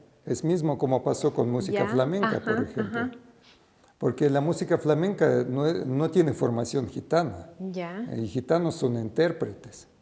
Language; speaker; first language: Spanish; non-native, fluent; Russian